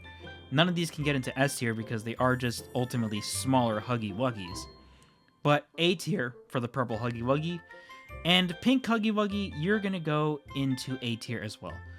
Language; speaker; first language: English; native; English